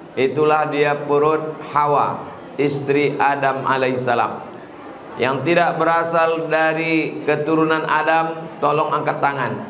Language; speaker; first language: Indonesian; native; Indonesian